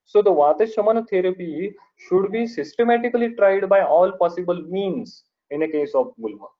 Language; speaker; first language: English; non-native, local second language; Marathi